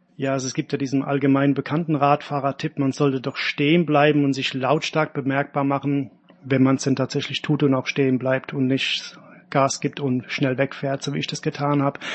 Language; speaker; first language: German; native; German